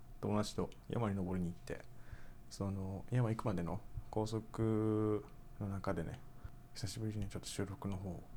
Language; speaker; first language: Japanese; native; Japanese